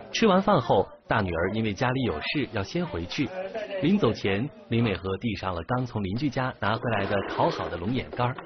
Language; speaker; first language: Chinese; native; Chinese